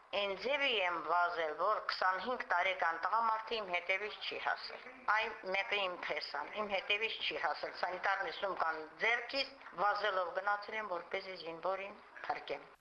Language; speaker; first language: Armenian; native; Armenian